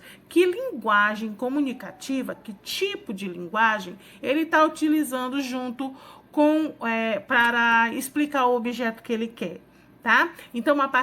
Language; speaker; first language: Portuguese; native; Portuguese